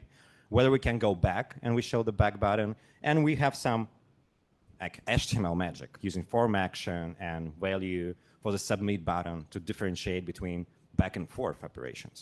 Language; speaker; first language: English; non-native, fluent; Russian